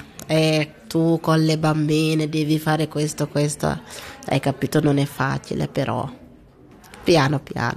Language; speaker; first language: Italian; non-native, learner; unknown